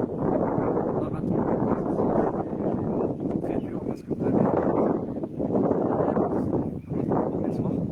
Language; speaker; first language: French; native; French